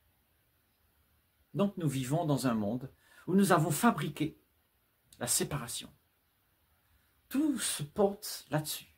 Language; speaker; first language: French; native; French